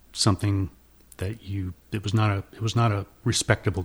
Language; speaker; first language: English; native; English